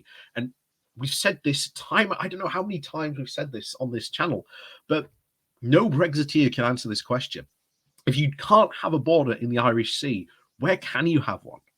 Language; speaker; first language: English; native; English